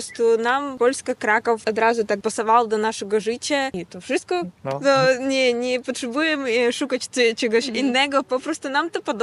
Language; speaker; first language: Polish; non-native, learner; Ukrainian